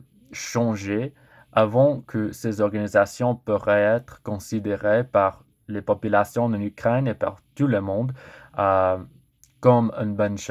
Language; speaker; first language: French; non-native, learner; English